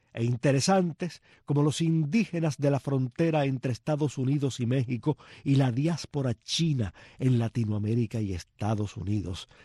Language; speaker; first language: Spanish; native; Spanish